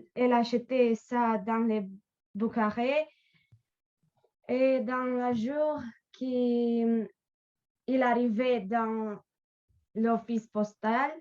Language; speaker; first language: French; non-native, learner; Romanian